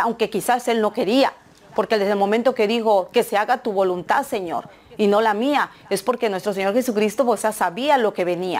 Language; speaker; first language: Spanish; native; Spanish